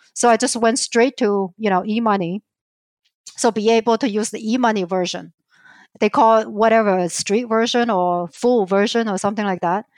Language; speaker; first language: English; non-native, fluent; Chinese